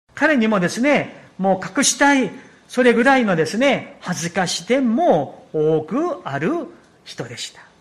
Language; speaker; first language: Japanese; non-native, fluent; Korean